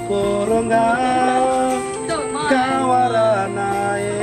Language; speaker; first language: Japanese; non-native, learner; Indonesian